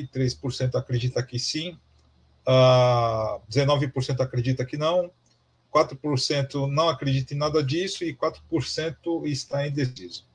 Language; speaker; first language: Portuguese; native; Portuguese